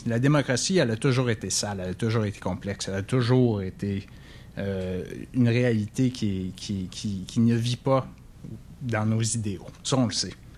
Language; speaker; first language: French; native; French